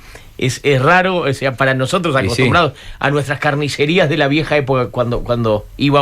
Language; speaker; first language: Spanish; native; Spanish